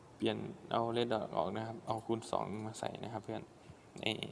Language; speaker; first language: Thai; non-native, local second language; Northeastern Thai